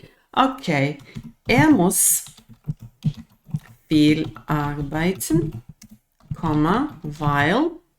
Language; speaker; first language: German; non-native, fluent; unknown